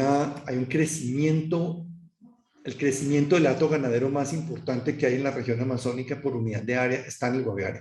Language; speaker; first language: Spanish; native; Spanish